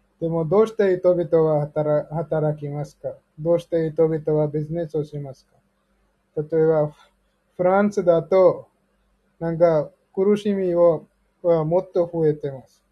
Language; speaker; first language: Japanese; non-native, learner; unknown